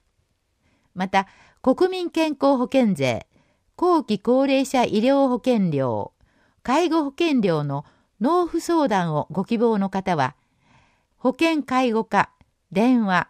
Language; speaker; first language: Japanese; native; Japanese